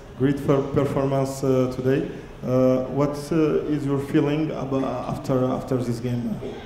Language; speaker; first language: English; non-native, learner; Arabic